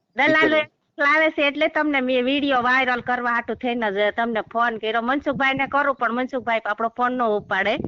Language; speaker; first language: Gujarati; non-native, local second language; Vasavi